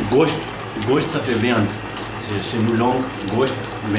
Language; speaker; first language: French; non-native, learner; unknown